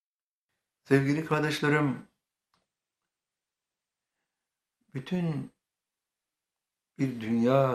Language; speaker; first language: Turkish; native; Turkish